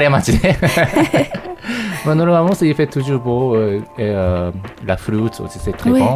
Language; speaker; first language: French; non-native, learner; Japanese